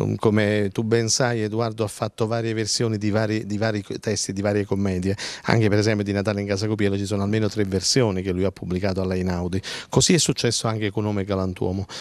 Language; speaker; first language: Italian; native; Italian